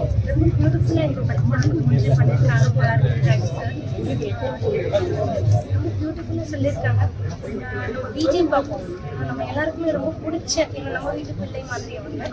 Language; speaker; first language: Tamil; native; Tamil